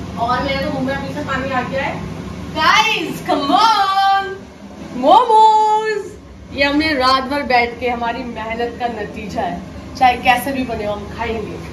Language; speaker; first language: Hindi; native; Hindi